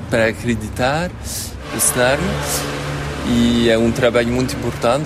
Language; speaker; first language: Portuguese; early bilingual, heritage; French